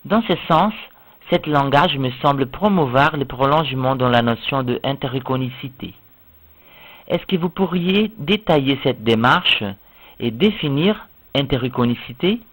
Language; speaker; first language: French; non-native, fluent; Portuguese